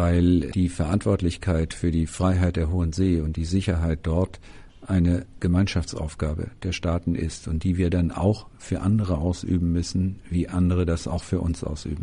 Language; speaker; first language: German; native; German